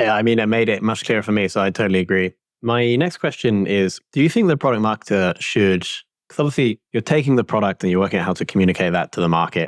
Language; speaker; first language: English; native; English